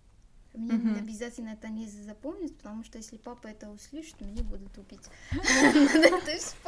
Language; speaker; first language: Russian; non-native, learner; Arabic